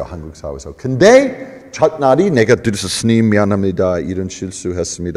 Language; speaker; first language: Korean; non-native, fluent; English